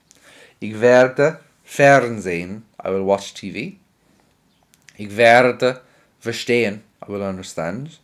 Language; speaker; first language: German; non-native, fluent; English